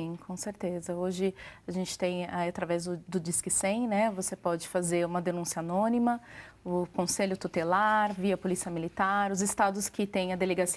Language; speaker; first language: Portuguese; native; Portuguese